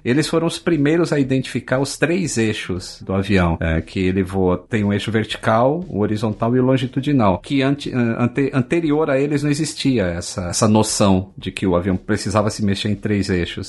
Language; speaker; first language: Portuguese; native; Portuguese